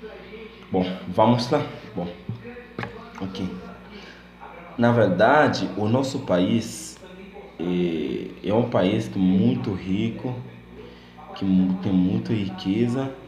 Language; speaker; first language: Portuguese; non-native, learner; Haitian Creole